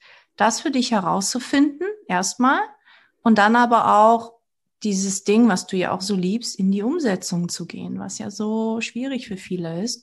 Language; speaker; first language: German; early bilingual, other home language; Portuguese